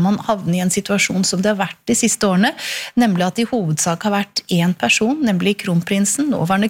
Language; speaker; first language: Norwegian; native; Norwegian